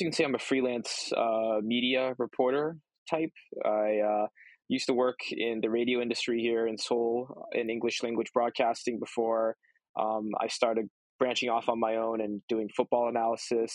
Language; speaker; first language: English; early bilingual, other home language; Korean